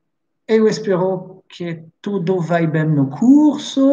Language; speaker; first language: Portuguese; non-native, fluent; French